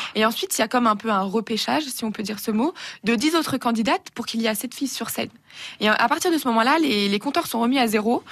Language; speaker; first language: French; native; French